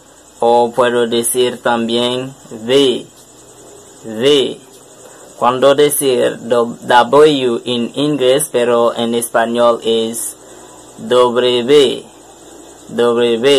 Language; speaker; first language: Spanish; non-native, learner; French